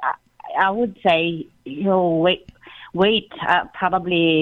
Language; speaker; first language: English; non-native, local second language; Filipino